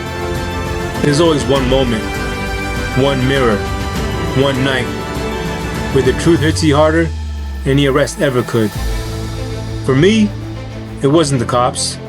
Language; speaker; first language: English; native; English